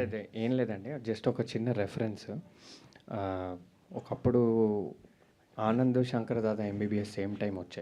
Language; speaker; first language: Telugu; native; Telugu